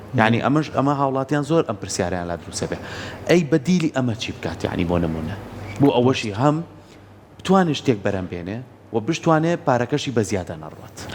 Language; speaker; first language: Central Kurdish; native; Central Kurdish